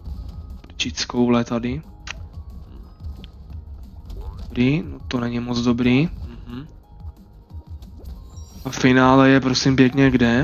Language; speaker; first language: Czech; native; Czech